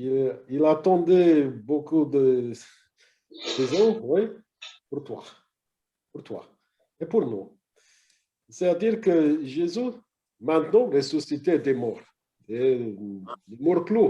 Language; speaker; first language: French; non-native, learner; English